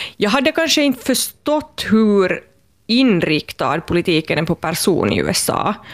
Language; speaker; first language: Swedish; native; Swedish